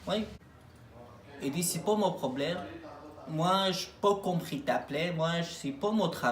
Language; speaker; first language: French; non-native, learner; Arabic